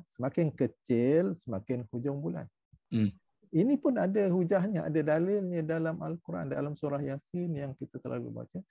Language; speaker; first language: Malay; native; Malay